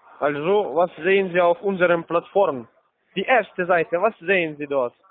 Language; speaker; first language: German; non-native, learner; Russian